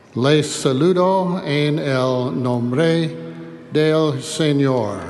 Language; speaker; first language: Spanish; non-native, learner; English